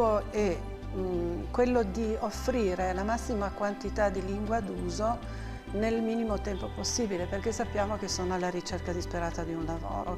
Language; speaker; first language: Italian; native; Italian